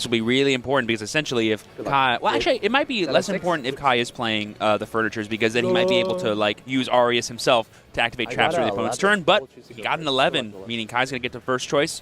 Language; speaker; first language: English; native; English